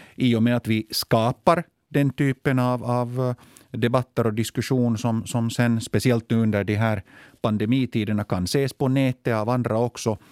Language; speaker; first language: Swedish; native; Swedish